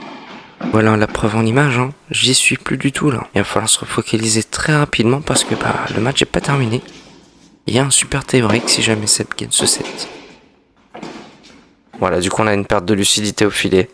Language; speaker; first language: French; native; French